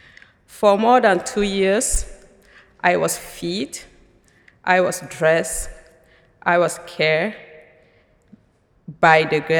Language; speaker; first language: English; non-native, local second language; French